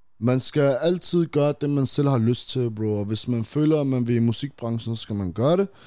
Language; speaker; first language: Danish; early bilingual, other home language; Arabic